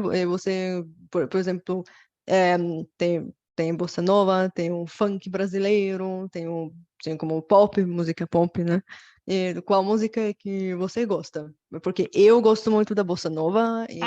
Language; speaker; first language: Portuguese; non-native, learner; Bulgarian